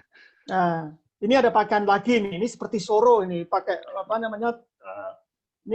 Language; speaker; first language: Indonesian; native; Indonesian